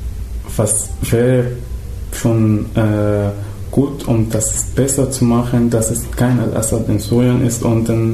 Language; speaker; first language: German; non-native, fluent; Arabic